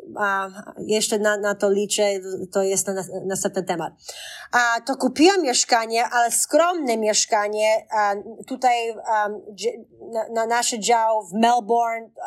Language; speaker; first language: Polish; early bilingual, heritage; Polish